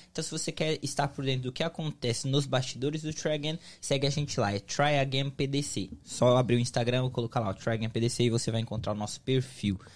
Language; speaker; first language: Portuguese; native; Portuguese